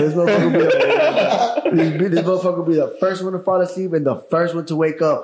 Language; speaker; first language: English; early bilingual, other home language; Spanish